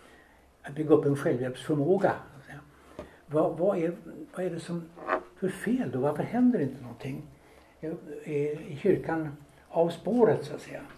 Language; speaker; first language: Swedish; native; Swedish